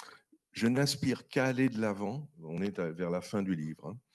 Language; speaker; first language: French; native; French